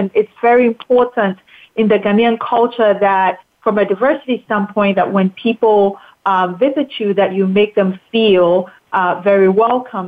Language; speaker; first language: English; non-native, local second language; Akan